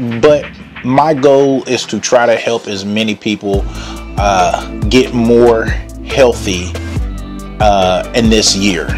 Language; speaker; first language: English; native; English